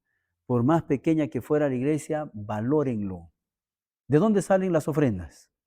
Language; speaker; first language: Spanish; native; Spanish